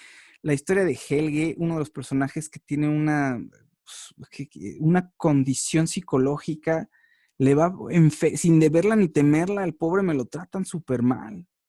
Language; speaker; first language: Spanish; native; Spanish